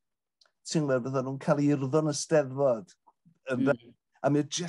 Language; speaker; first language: Welsh; native; Welsh